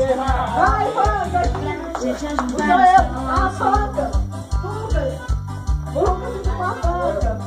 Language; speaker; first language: Portuguese; native; Portuguese